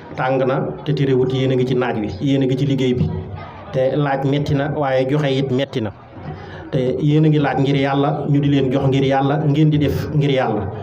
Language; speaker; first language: Wolof; native; Wolof